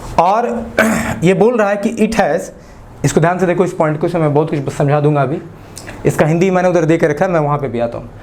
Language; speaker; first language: Hindi; native; Hindi